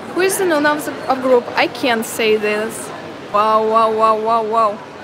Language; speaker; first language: English; non-native, learner; Russian